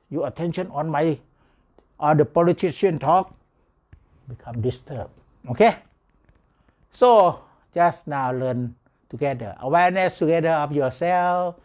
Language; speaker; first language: English; non-native, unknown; Thai